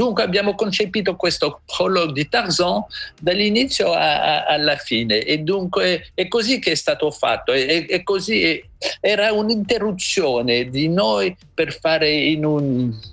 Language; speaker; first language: Italian; non-native, fluent; French